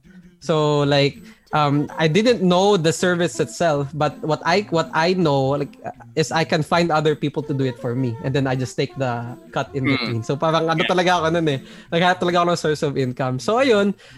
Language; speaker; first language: English; non-native, local second language; Hiligaynon